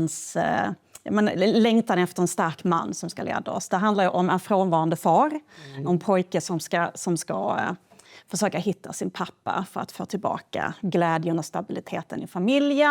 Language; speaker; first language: Swedish; native; Swedish